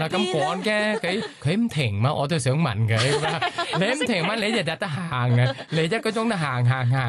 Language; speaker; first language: Cantonese; non-native, fluent; Thai